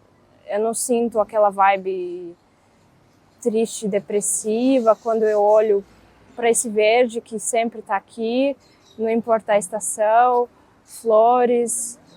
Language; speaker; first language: Portuguese; non-native, fluent; Russian